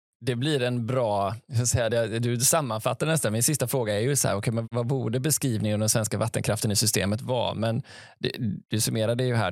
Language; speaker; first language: Swedish; native; Swedish